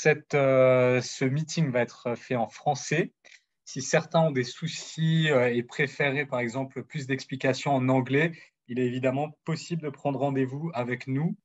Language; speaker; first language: French; native; French